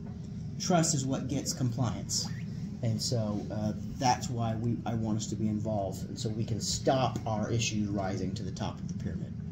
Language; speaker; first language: English; native; English